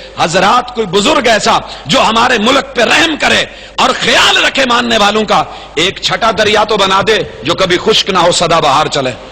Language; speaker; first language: Urdu; non-native, local second language; Punjabi